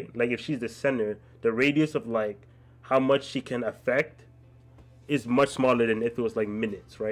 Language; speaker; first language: English; native; English